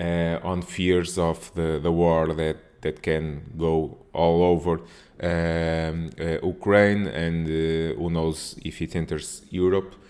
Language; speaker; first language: English; non-native, fluent; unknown